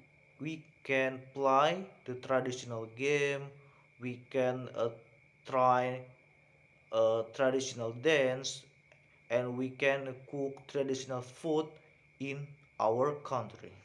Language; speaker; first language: English; non-native, learner; Indonesian